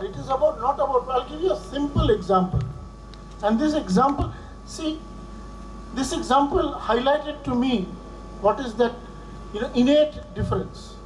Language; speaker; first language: English; non-native, local second language; Bangla